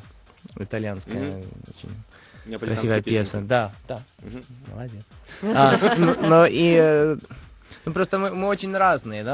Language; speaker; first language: Russian; early bilingual, heritage; Russian